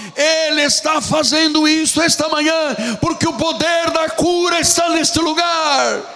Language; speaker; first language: Portuguese; native; Portuguese